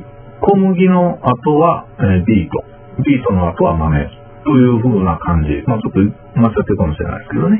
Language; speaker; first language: Japanese; native; Japanese